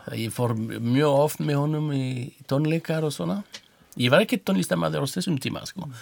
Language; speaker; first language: Icelandic; non-native, learner; French